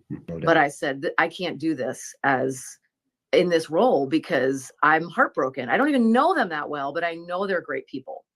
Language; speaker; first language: English; native; English